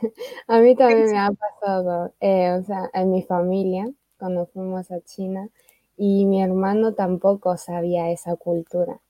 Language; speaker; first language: Spanish; early bilingual, other home language; Chinese